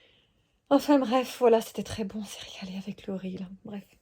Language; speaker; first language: French; native; French